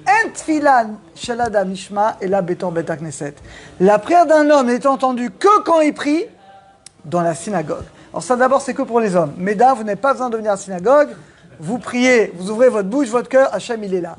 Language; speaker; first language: French; native; French